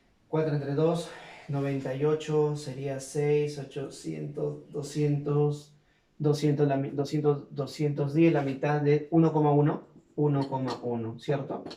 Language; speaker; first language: Spanish; native; Spanish